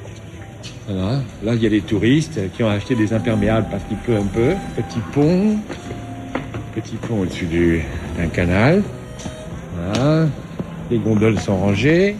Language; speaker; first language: French; native; French